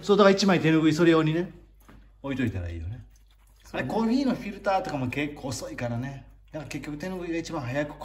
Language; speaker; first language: Japanese; native; Japanese